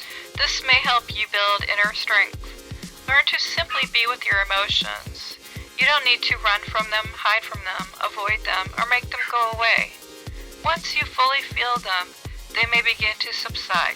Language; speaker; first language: English; native; English